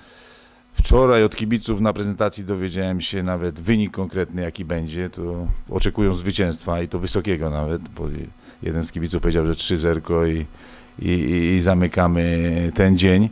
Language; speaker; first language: Polish; native; Polish